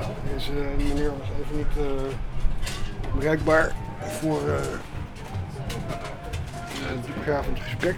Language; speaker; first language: Dutch; native; Dutch